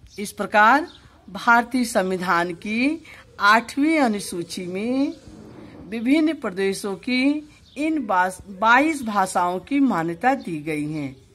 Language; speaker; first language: Hindi; native; Hindi